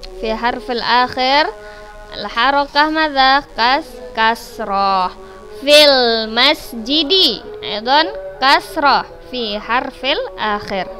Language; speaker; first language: Arabic; non-native, fluent; Indonesian